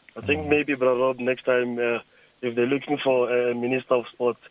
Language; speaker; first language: English; non-native, local second language; Tsonga